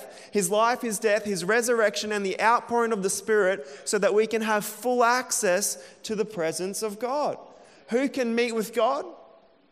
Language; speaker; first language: English; native; English